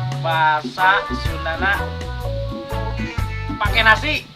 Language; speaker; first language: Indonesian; non-native, local second language; Sundanese